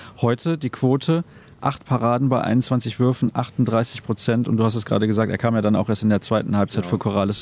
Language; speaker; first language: German; native; German